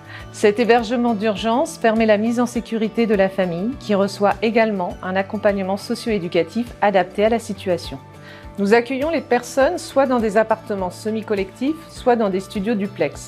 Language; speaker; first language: French; native; French